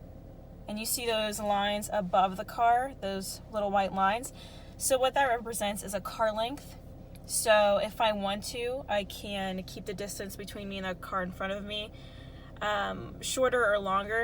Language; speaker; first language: English; native; English